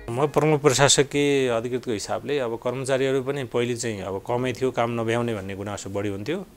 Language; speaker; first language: Nepali; native; Nepali